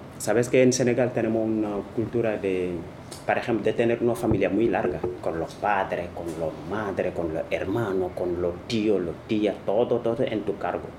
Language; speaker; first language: Spanish; non-native, fluent; Wolof